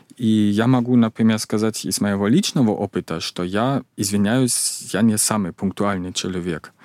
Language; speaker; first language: Russian; non-native, fluent; German